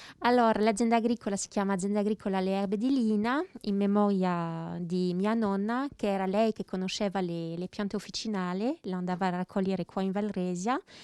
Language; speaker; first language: Italian; early bilingual, heritage; French